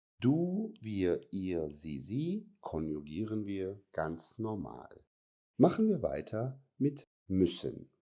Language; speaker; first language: German; non-native, fluent; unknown